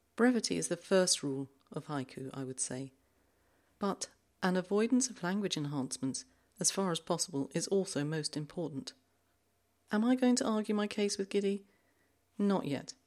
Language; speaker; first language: English; native; English